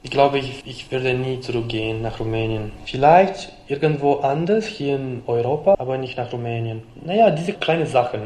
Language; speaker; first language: German; non-native, fluent; Romanian